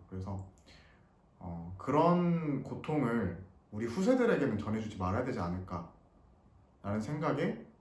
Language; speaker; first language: Korean; native; Korean